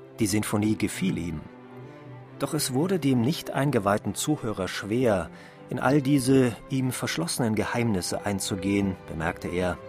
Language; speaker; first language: German; native; German